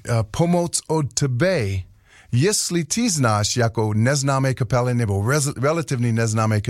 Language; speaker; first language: Czech; non-native, learner; English